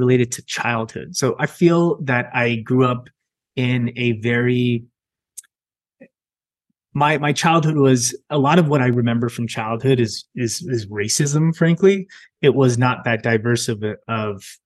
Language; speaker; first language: English; native; English